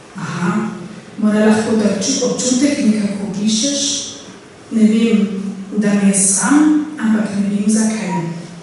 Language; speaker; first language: Slovenian; non-native, local second language; German